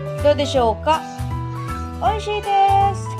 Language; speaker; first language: Japanese; non-native, learner; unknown